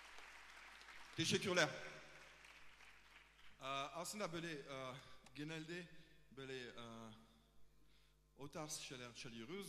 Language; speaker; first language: Turkish; non-native, fluent; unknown